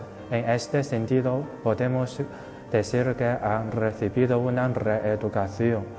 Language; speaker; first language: Spanish; non-native, fluent; Chinese